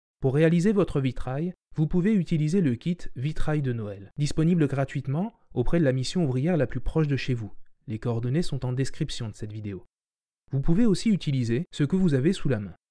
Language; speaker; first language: French; native; French